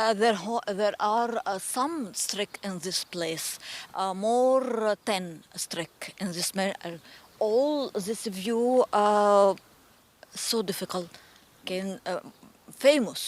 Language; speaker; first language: English; non-native, learner; Arabic